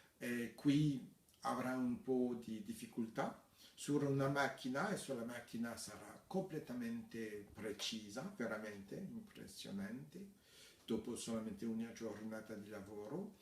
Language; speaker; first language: Italian; non-native, fluent; French